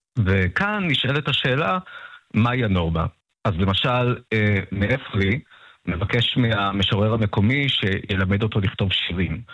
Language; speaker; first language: Hebrew; early bilingual, other home language; Russian